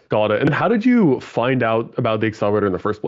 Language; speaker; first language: English; native; English